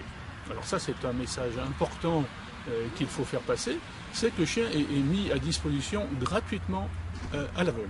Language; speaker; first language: French; native; French